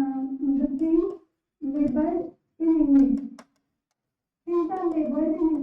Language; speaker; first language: English; non-native, learner; Hindi